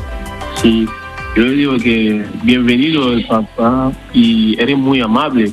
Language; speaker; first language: Spanish; non-native, learner; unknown